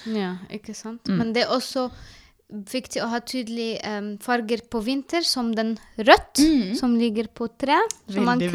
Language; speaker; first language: Norwegian; non-native, learner; Arabic